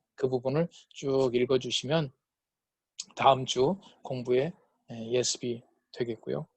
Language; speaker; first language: Korean; native; Korean